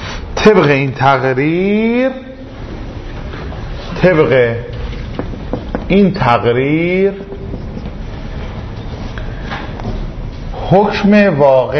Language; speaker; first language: Persian; native; Persian